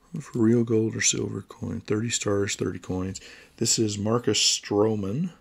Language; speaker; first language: English; native; English